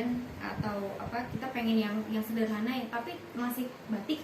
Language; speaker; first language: Indonesian; native; Indonesian